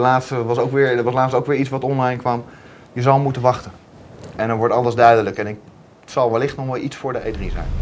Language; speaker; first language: Dutch; native; Dutch